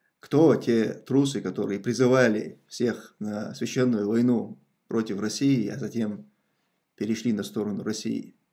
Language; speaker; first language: Russian; non-native, local second language; Chechen